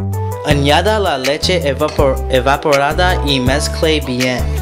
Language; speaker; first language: Spanish; non-native, learner; English